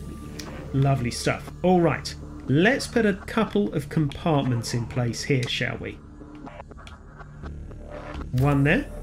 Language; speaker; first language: English; native; English